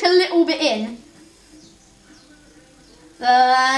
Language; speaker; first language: English; native; English